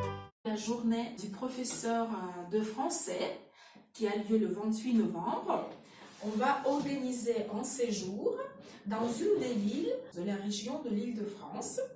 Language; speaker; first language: French; non-native, fluent; Russian